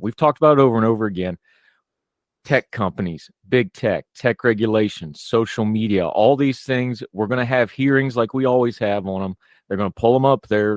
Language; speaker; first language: English; native; English